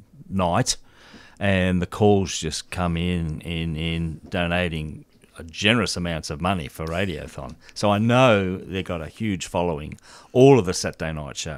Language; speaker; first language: English; native; English